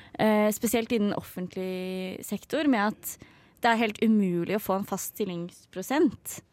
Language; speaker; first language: Norwegian; native; Norwegian